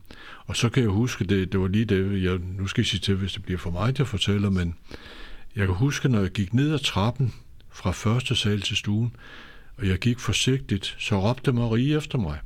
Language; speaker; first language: Danish; native; Danish